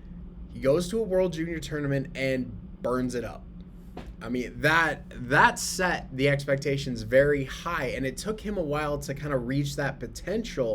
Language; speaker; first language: English; native; English